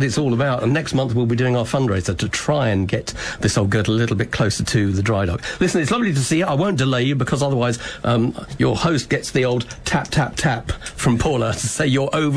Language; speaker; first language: English; native; English